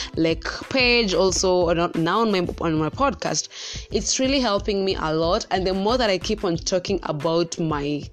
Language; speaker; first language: English; non-native, local second language; Kikuyu